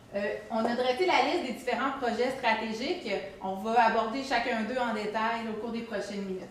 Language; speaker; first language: French; native; French